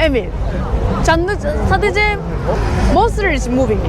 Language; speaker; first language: Turkish; non-native, learner; Korean